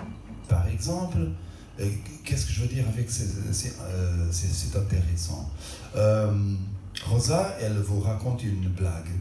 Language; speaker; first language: French; non-native, local second language; Portuguese